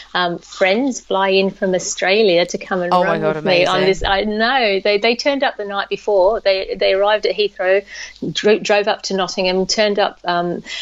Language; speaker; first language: English; native; English